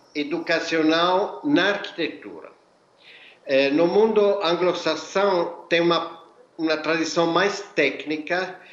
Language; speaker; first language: Portuguese; non-native, fluent; Italian